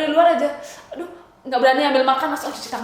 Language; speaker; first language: Indonesian; native; Indonesian